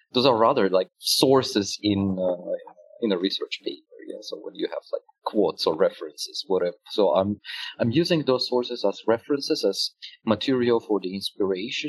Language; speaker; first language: English; non-native, fluent; Russian